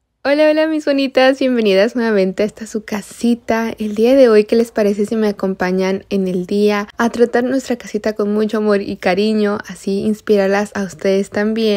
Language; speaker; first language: Spanish; native; Spanish